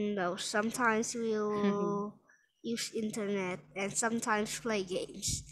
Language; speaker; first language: English; non-native, learner; Vietnamese